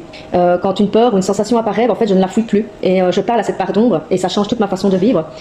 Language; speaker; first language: French; native; French